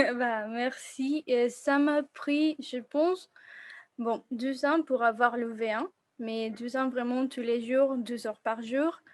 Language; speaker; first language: French; non-native, fluent; Spanish